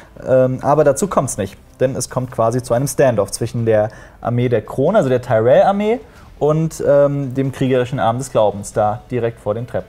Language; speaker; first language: German; native; German